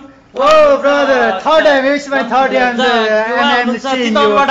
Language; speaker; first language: English; non-native, learner; Nepali